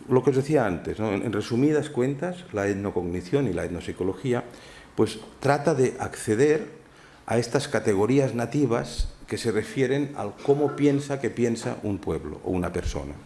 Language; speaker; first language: Spanish; non-native, local second language; Catalan